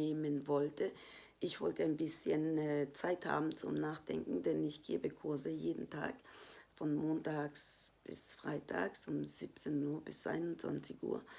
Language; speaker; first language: German; non-native, fluent; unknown